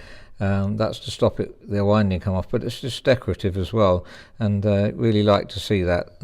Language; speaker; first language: English; native; English